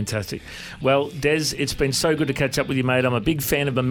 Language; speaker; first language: English; native; English